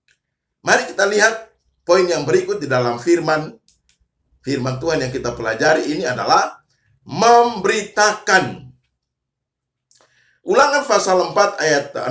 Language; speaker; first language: Indonesian; native; Indonesian